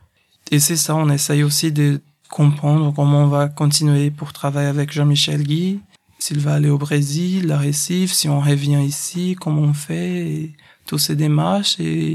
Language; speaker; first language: French; non-native, fluent; Portuguese